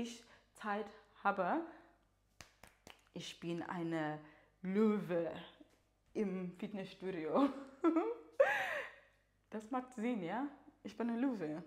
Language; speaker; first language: German; non-native, learner; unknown